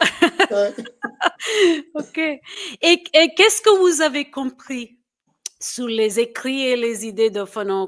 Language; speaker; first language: French; non-native, fluent; English